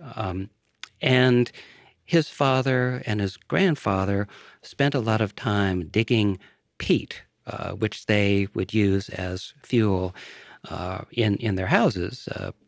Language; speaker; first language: English; native; English